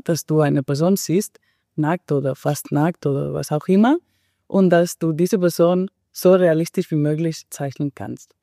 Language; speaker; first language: German; non-native, fluent; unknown